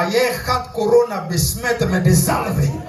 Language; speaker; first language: Dutch; non-native, fluent; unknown